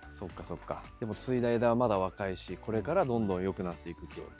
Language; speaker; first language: Japanese; native; Japanese